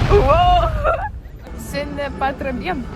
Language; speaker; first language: French; non-native, learner; Lithuanian